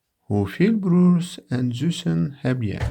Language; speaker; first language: Dutch; non-native, learner; Turkish